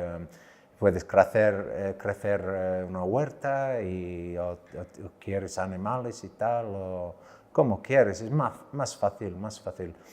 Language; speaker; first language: Spanish; non-native, learner; English